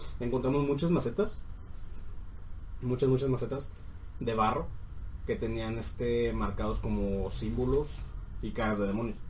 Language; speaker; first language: Spanish; native; Spanish